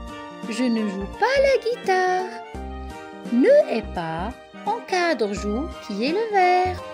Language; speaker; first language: French; non-native, local second language; Arabic